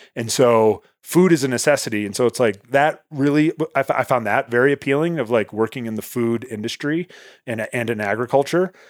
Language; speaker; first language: English; native; English